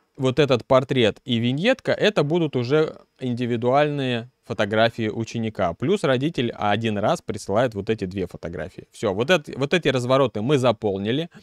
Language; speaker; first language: Russian; native; Russian